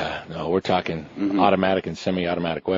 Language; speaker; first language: English; native; English